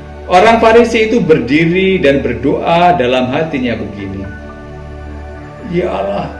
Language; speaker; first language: Indonesian; native; Indonesian